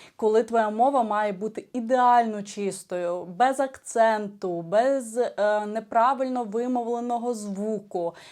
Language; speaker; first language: Ukrainian; non-native, local second language; Russian